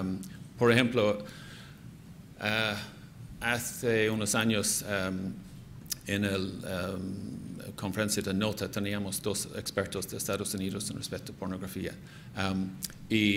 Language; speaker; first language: Spanish; non-native, fluent; English